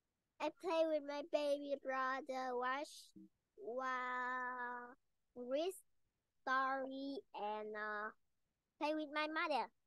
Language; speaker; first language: English; non-native, learner; Vietnamese